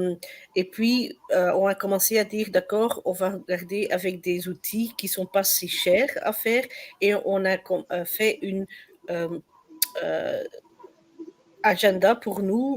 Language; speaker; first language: French; non-native, learner; Dutch